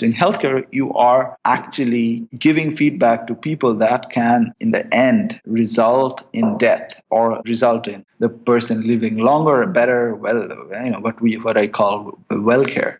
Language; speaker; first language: English; non-native, local second language; Bangla